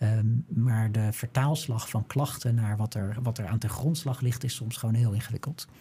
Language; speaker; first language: Dutch; native; Dutch